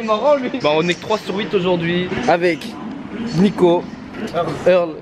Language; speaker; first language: French; native; French